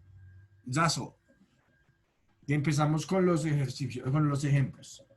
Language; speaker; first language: Spanish; native; Spanish